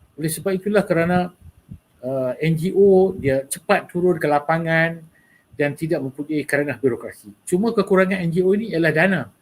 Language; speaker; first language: Malay; native; Malay